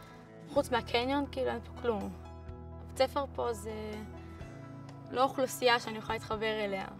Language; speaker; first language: Hebrew; early bilingual, other home language; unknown